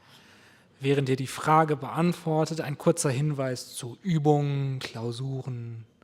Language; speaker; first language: German; native; German